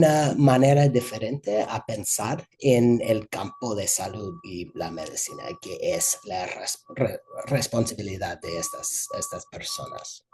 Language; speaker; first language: Spanish; non-native, fluent; English